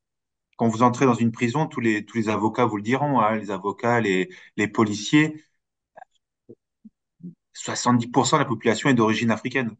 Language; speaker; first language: French; native; French